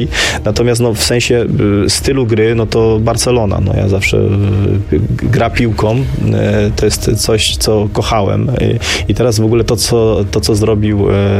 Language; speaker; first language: Polish; native; Polish